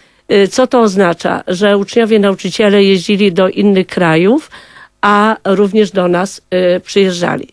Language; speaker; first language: Polish; non-native, local second language; Kashubian